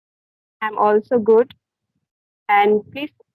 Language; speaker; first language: English; non-native, learner; Hindi